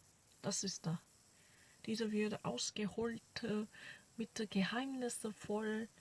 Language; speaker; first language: German; non-native, learner; Korean